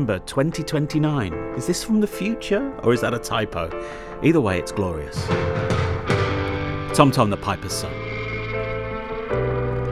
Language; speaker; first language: English; native; English